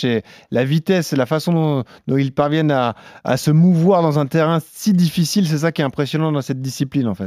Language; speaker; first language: French; native; French